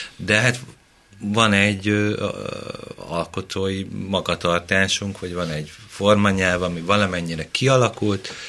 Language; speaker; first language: Hungarian; native; Hungarian